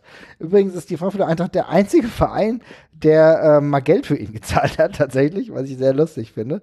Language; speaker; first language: German; native; German